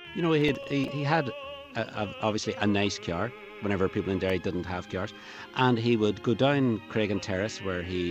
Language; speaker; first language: English; native; English